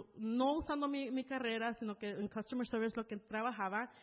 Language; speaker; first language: Spanish; early bilingual, heritage; Spanish